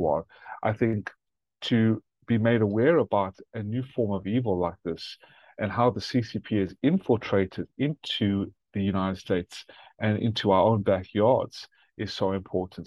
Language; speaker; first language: English; native; English